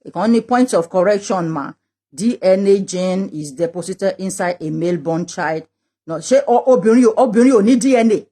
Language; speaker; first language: English; non-native, local second language; Yoruba